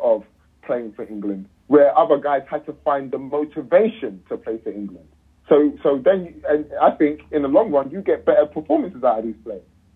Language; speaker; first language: English; native; English